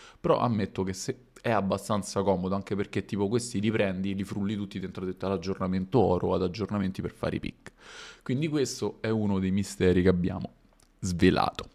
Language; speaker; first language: Italian; native; Italian